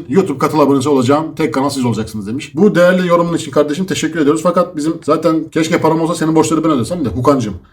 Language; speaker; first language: Turkish; native; Turkish